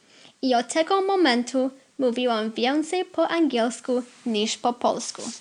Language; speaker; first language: Polish; early bilingual, heritage; Polish